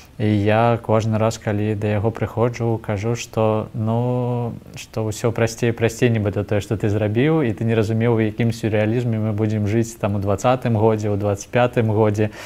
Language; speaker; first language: Belarusian; non-native, local second language; Russian